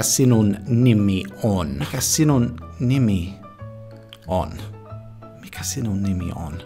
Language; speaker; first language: Finnish; non-native, learner; English